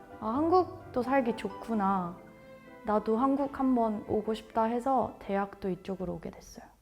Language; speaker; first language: Korean; early bilingual, heritage; Korean